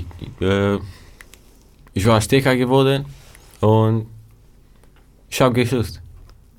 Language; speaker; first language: German; non-native, learner; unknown